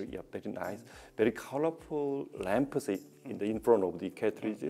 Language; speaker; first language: English; non-native, learner; Korean